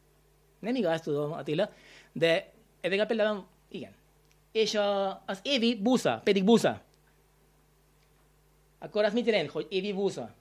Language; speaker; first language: Hungarian; non-native, learner; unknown